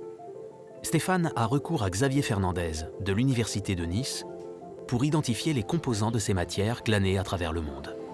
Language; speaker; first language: French; native; French